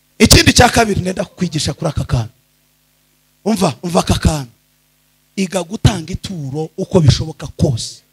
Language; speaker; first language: Kinyarwanda; early bilingual, heritage; Kinyarwanda